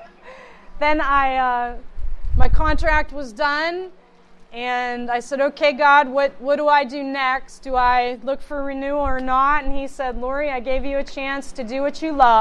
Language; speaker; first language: English; native; English